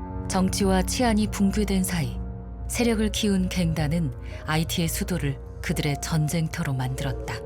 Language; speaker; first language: Korean; native; Korean